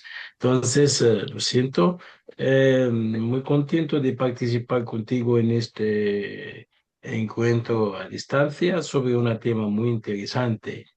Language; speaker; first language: Spanish; non-native, learner; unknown